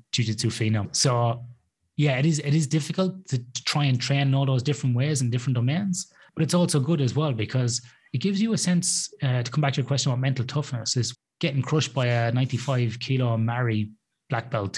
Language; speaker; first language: English; native; English